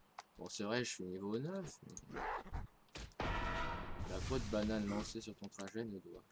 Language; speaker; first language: French; native; French